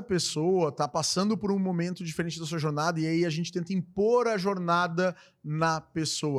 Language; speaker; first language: Portuguese; native; Portuguese